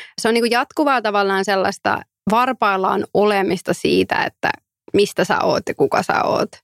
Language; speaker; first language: Finnish; early bilingual, other home language; Somali